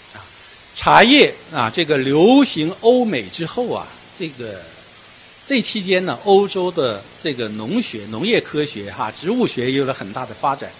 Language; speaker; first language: Chinese; native; Chinese